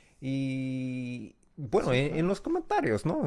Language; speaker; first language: Spanish; non-native, learner; English